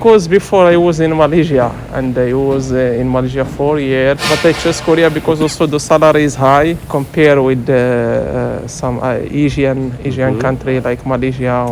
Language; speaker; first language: English; non-native, fluent; Arabic